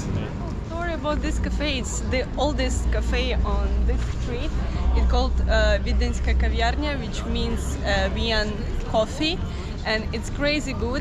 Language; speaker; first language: English; non-native, fluent; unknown